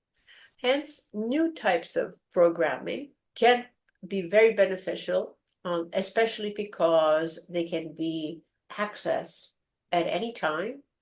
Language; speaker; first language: English; non-native, fluent; Greek